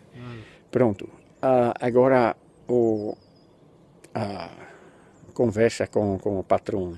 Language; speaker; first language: Portuguese; non-native, fluent; Dutch